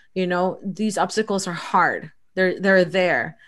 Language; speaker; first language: English; early bilingual, other home language; Spanish